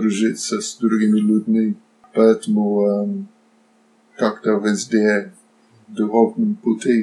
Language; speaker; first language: Russian; non-native, fluent; Slovak